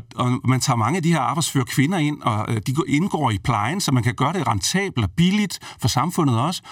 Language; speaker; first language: Danish; native; Danish